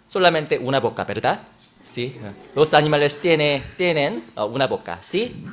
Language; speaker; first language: Spanish; non-native, learner; Korean